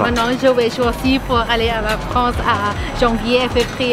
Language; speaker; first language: French; non-native, learner; Thai